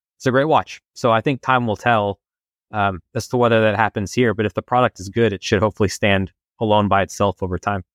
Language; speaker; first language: English; non-native, fluent; French